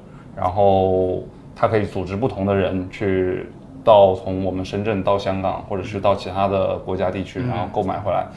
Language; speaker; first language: Chinese; native; Chinese